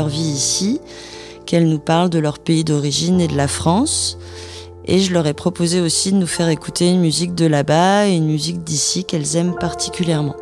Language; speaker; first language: French; native; French